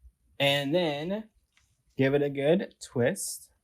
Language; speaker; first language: English; native; English